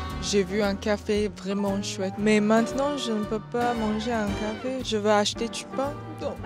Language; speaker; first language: French; non-native, learner; English